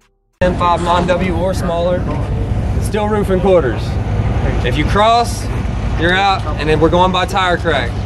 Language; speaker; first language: English; native; English